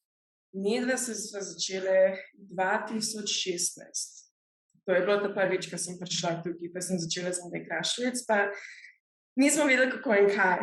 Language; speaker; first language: Slovenian; early bilingual, heritage; Slovenian